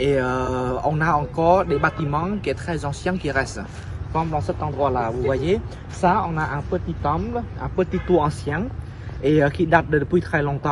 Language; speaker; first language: French; non-native, fluent; Khmer